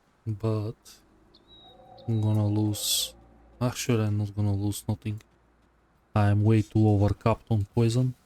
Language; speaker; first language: English; non-native, fluent; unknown